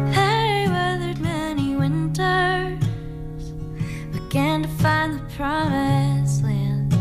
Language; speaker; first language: English; native; English